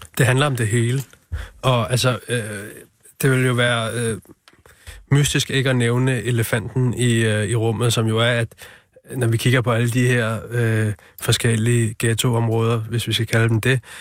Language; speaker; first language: Danish; native; Danish